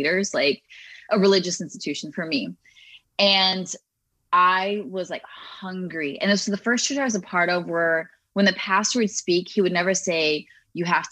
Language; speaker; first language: English; native; English